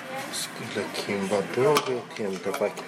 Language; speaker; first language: Swedish; non-native, local second language; Arabic